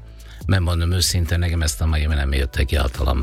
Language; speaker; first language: Hungarian; non-native, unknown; Italian